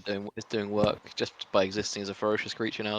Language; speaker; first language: English; native; English